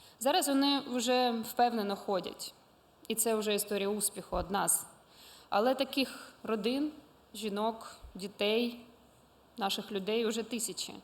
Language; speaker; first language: Ukrainian; non-native, local second language; Russian